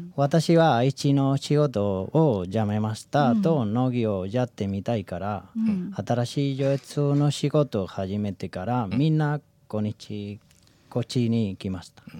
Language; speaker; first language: Japanese; non-native, learner; Spanish